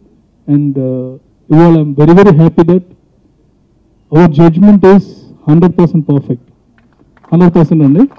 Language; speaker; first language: Telugu; native; Telugu